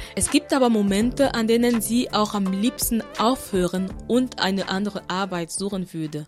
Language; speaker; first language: German; native; German